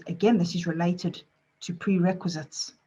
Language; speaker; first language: English; native; English